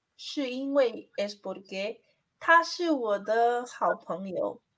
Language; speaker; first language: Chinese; non-native, learner; Spanish